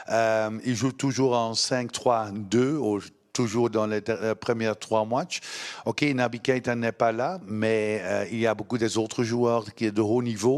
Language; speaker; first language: French; non-native, learner; Dutch